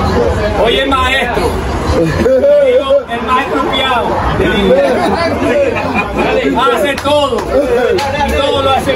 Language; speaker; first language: Spanish; native; Spanish